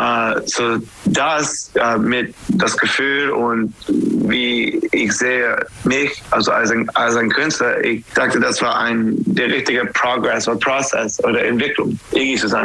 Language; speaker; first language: German; non-native, fluent; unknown